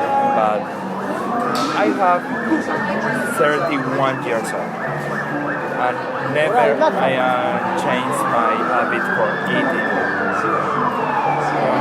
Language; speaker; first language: English; non-native, learner; Spanish